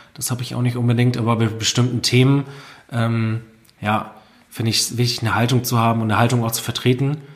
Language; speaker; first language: German; native; German